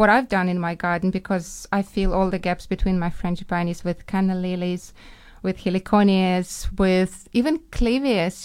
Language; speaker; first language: English; non-native, fluent; Ukrainian